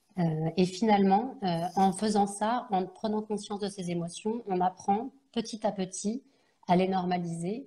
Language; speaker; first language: French; native; French